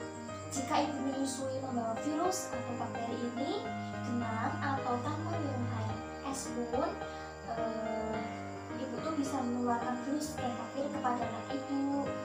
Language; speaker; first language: Indonesian; native; Indonesian